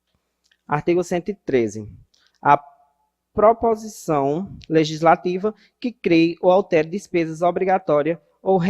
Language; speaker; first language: Portuguese; native; Portuguese